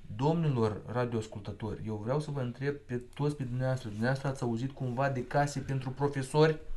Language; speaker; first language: Romanian; non-native, local second language; Russian